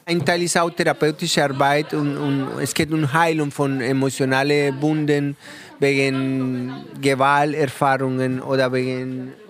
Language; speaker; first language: German; non-native, fluent; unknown